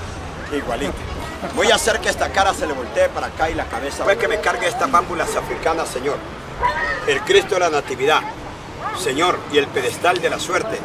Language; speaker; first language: Spanish; native; Spanish